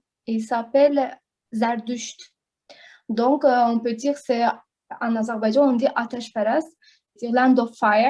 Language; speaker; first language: French; non-native, learner; Azerbaijani